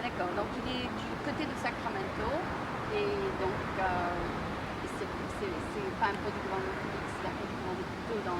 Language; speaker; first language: French; native; French